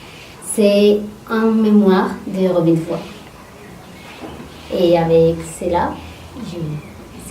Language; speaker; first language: French; non-native, learner; Spanish